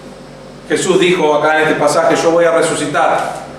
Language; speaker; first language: Spanish; native; Spanish